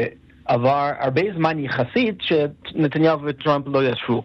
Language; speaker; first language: Hebrew; non-native, fluent; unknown